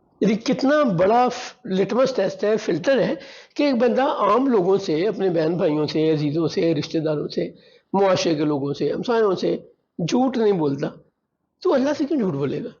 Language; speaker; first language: Urdu; non-native, local second language; Punjabi